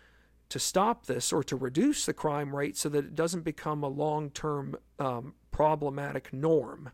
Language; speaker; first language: English; native; English